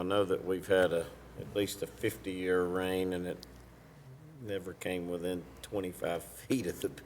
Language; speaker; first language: English; native; English